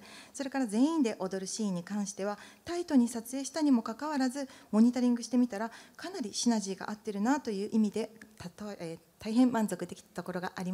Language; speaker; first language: Japanese; native; Japanese